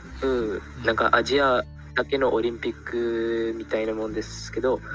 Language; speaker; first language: Japanese; non-native, learner; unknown